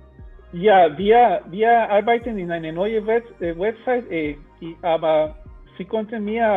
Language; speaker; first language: German; non-native, learner; Spanish